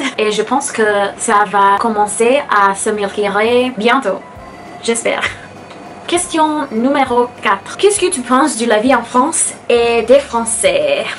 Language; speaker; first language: French; non-native, learner; English